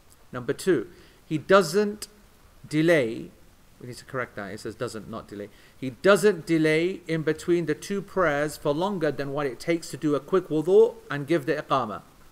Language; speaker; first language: English; native; English